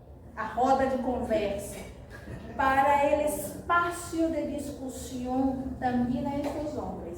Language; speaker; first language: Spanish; non-native, fluent; Portuguese